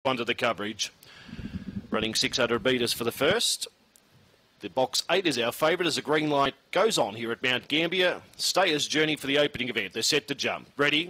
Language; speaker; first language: English; native; English